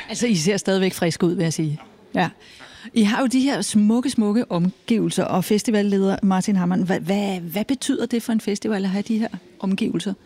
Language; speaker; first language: Danish; native; Danish